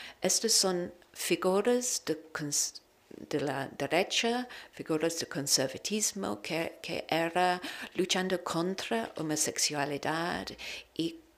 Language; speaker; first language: Spanish; non-native, learner; English